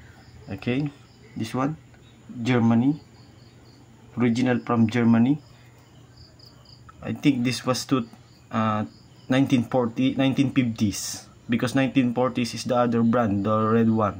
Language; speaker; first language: English; non-native, learner; Filipino